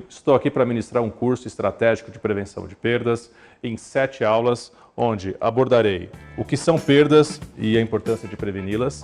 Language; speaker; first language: Portuguese; native; Portuguese